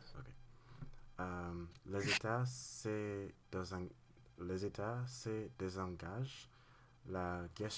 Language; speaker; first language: French; non-native, learner; English